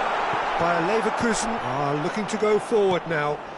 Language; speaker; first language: English; native; English